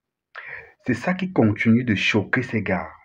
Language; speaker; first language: French; native; French